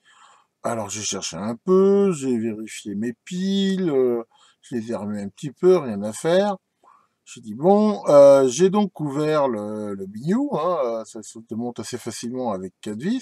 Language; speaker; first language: French; native; French